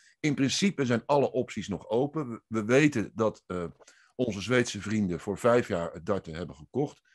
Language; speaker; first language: Dutch; native; Dutch